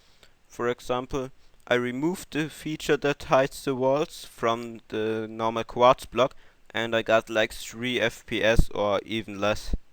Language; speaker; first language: English; non-native, fluent; German